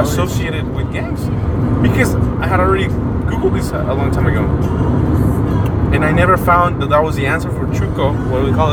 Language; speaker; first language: English; non-native, fluent; Spanish